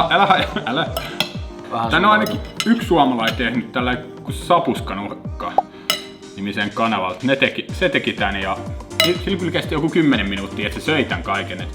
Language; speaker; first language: Finnish; native; Finnish